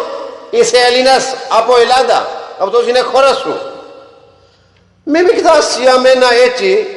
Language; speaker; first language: Greek; non-native, learner; Punjabi